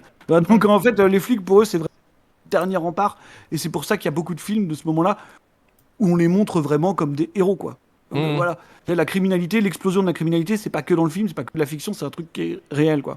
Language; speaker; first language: French; native; French